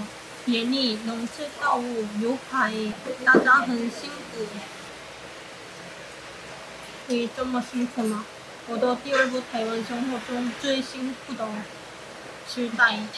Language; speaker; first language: Chinese; non-native, learner; Korean